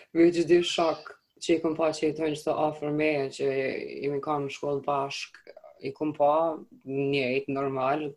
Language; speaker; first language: Albanian; early bilingual, heritage; Albanian